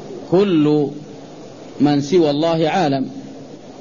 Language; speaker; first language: Arabic; native; Arabic